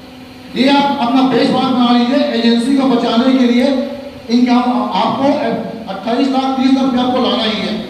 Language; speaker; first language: Hindi; native; Hindi